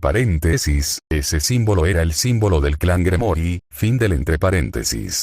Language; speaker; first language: Spanish; native; Spanish